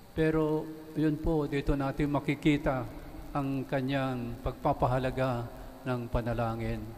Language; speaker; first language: Filipino; native; Filipino